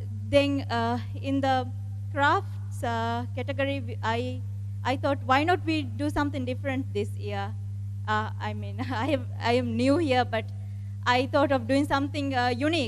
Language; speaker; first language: English; non-native, local second language; Divehi